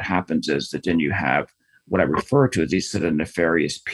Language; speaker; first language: English; native; English